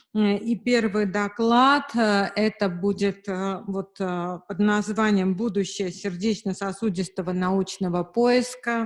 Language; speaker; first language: Russian; native; Russian